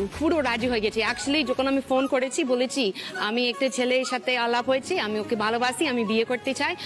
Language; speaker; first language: Bangla; non-native, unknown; English